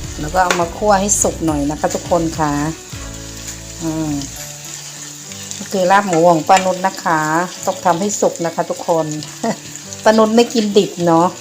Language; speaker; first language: Thai; non-native, local second language; Northeastern Thai